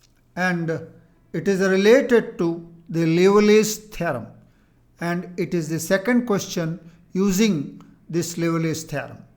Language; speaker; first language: English; non-native, local second language; Telugu